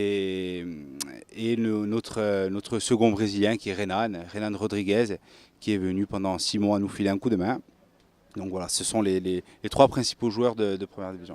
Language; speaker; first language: French; native; French